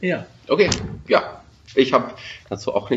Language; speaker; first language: German; native; German